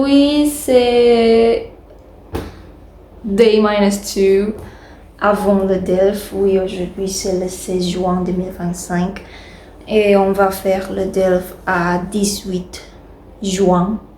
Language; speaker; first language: French; non-native, learner; Indonesian